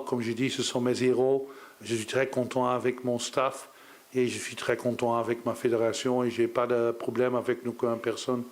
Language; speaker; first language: French; non-native, learner; Dutch